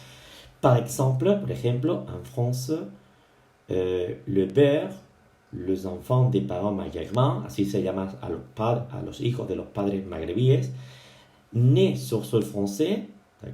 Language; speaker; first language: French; non-native, fluent; Spanish